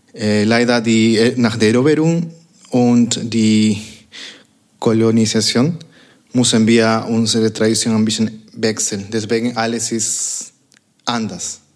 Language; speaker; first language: German; non-native, fluent; Spanish